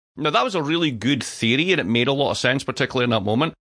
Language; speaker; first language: English; native; English